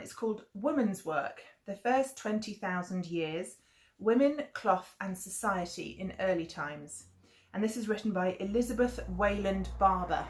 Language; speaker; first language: English; native; English